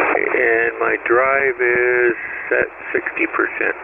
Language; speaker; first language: English; native; English